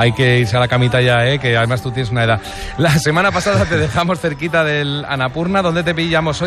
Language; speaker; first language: Spanish; native; Spanish